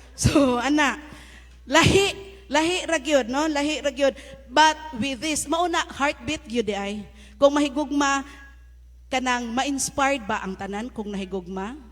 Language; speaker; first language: Cebuano; native; Cebuano